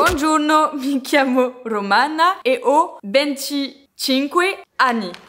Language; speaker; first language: Italian; non-native, learner; French